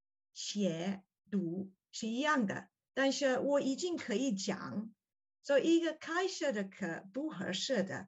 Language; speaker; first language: Chinese; non-native, learner; English